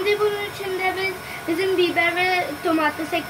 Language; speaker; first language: Turkish; non-native, learner; Urdu